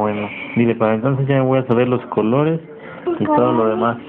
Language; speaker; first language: Spanish; native; Spanish